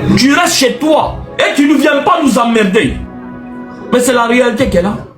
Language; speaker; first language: French; non-native, local second language; Arabic